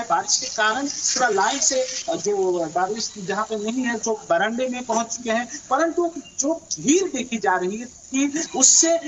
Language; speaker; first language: Hindi; non-native, local second language; Assamese